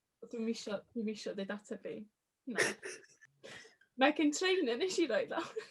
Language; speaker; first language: Welsh; native; Welsh